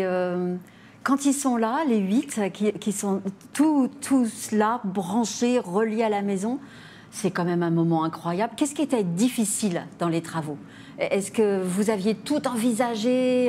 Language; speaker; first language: French; native; French